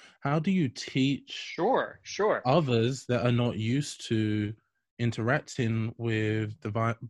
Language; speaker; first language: English; native; English